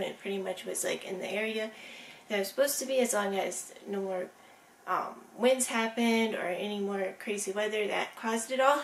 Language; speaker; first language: English; native; English